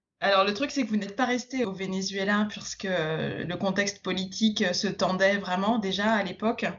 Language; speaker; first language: French; native; French